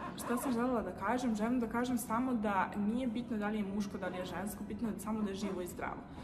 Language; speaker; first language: Serbian; non-native, fluent; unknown